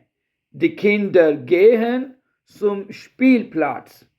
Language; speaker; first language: German; non-native, fluent; Urdu